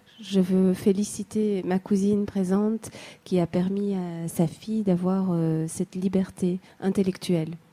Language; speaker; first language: French; native; French